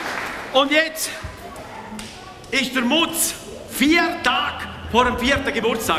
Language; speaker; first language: German; native; German